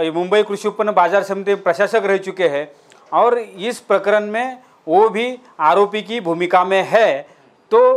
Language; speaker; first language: Hindi; non-native, local second language; Marathi